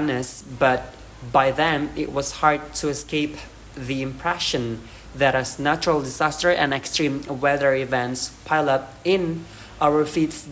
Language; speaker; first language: English; non-native, learner; Indonesian